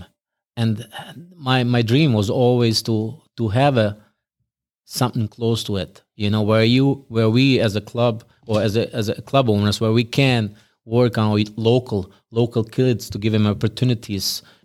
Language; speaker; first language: English; non-native, fluent; Bosnian